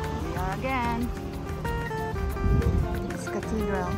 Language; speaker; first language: English; non-native, local second language; Filipino